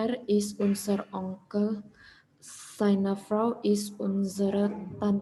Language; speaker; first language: German; non-native, learner; Indonesian